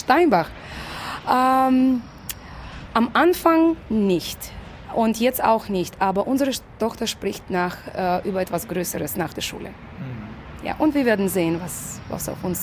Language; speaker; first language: German; non-native, fluent; Russian